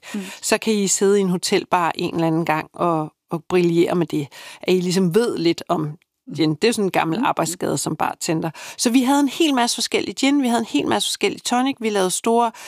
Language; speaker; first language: Danish; native; Danish